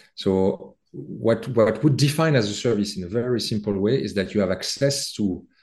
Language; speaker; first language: English; non-native, fluent; French